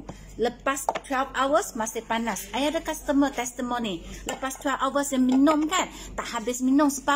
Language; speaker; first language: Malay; non-native, local second language; Min Nan Chinese